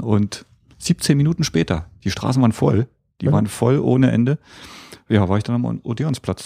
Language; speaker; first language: German; native; German